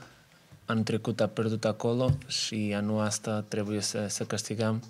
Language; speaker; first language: Romanian; non-native, learner; Portuguese